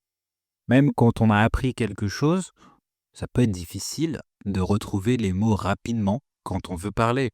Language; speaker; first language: French; native; French